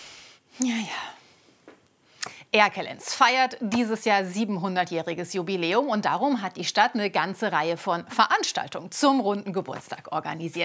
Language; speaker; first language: German; native; German